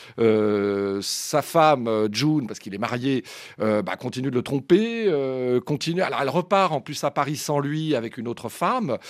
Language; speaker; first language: French; native; French